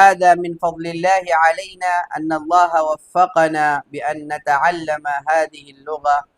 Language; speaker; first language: Arabic; non-native, fluent; Urdu